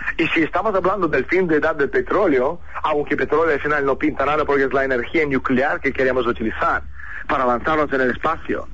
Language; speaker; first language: Spanish; non-native, fluent; Russian